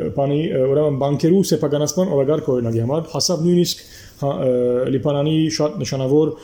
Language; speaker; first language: Armenian; early bilingual, heritage; Armenian